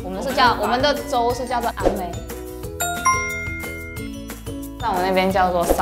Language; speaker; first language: Chinese; native; Chinese